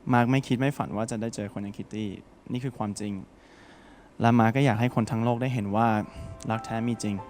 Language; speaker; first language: Thai; non-native, fluent; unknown